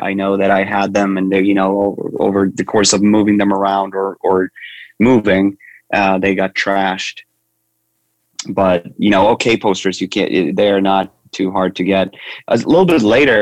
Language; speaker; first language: English; non-native, fluent; Swedish